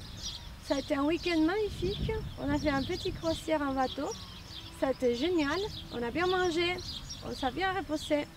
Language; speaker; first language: French; non-native, fluent; Spanish